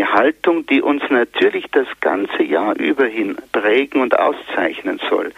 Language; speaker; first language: German; native; German